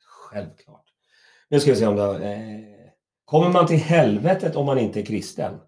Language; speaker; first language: Swedish; native; Swedish